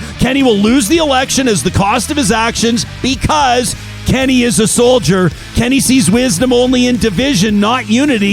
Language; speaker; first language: English; native; English